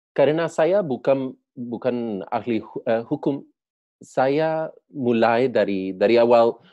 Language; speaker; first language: Indonesian; non-native, learner; Spanish